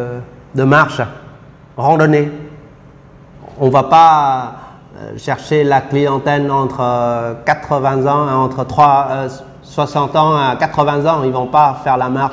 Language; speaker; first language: French; non-native, fluent; Vietnamese